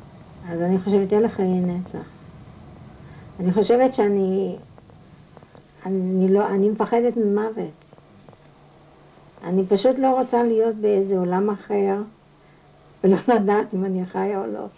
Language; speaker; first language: Hebrew; non-native, fluent; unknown